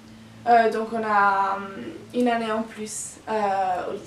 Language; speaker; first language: French; non-native, local second language; Italian